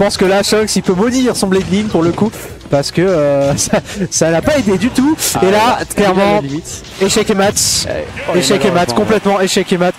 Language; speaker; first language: French; native; French